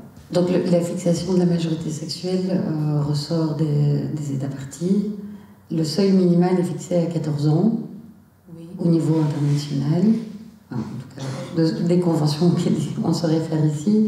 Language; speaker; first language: French; native; French